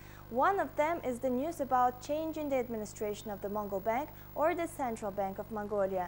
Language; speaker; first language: English; non-native, fluent; Mongolian